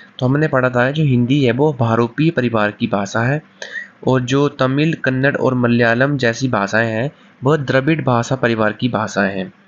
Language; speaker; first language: Hindi; native; Hindi